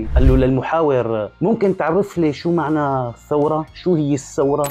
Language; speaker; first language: Arabic; native; Arabic